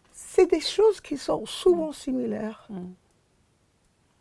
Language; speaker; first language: French; non-native, fluent; English